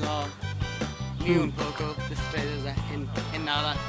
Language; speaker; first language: Spanish; non-native, learner; English